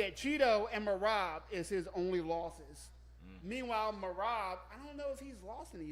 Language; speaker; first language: English; native; English